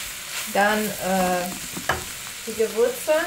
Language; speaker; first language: German; non-native, fluent; Persian